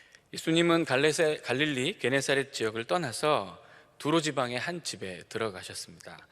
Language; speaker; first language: Korean; native; Korean